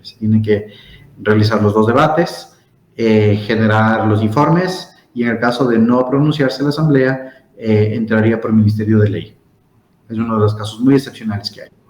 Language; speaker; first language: Spanish; native; Spanish